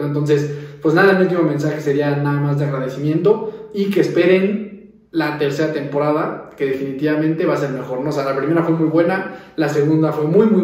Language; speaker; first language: Spanish; native; Spanish